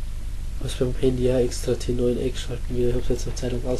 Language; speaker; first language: German; native; German